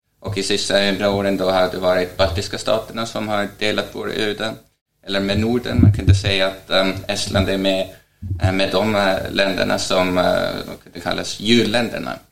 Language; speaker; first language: Swedish; non-native, fluent; Estonian